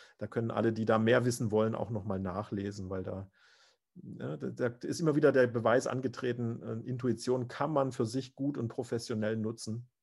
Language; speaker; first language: German; native; German